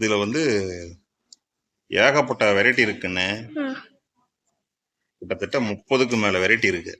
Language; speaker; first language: Tamil; native; Tamil